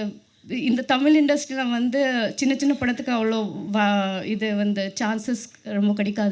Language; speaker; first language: Tamil; non-native, learner; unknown